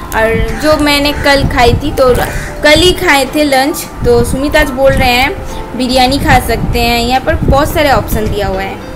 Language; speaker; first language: Hindi; non-native, local second language; Bangla